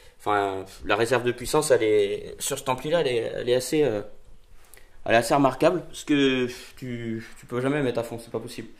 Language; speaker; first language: French; native; French